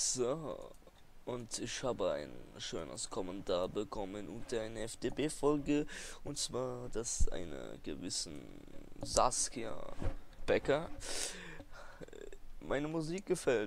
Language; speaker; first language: German; native; German